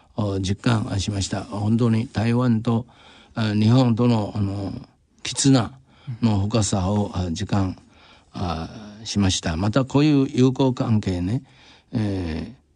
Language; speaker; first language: Japanese; non-native, fluent; Chinese